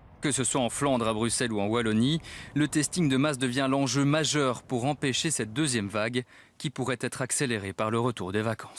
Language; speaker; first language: French; native; French